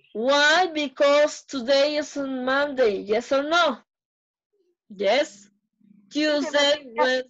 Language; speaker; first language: English; non-native, fluent; Spanish